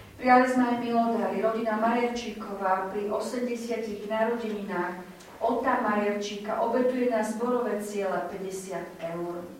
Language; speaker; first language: Slovak; native; Slovak